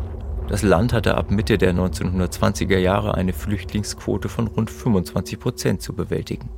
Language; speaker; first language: German; native; German